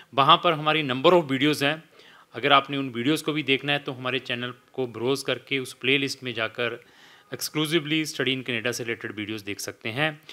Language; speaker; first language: Hindi; native; Hindi